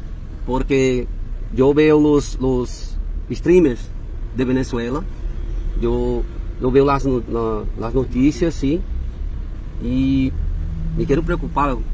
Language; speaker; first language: Spanish; non-native, fluent; Portuguese